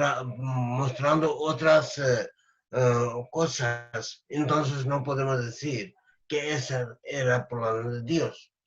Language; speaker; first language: Spanish; non-native, learner; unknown